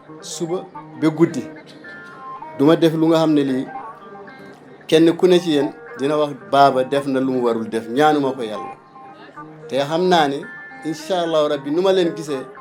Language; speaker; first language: Wolof; native; Wolof